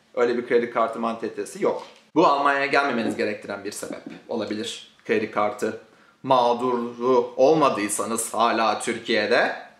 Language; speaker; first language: Turkish; native; Turkish